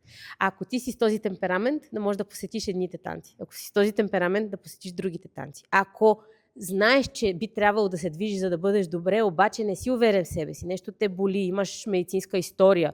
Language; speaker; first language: Bulgarian; native; Bulgarian